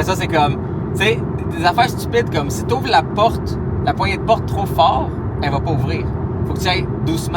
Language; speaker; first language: French; native; French